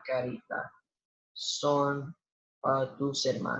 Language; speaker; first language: Spanish; non-native, learner; English